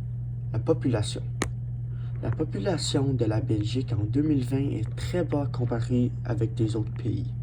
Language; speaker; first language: French; non-native, learner; English